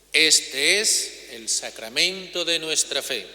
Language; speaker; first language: Spanish; native; Spanish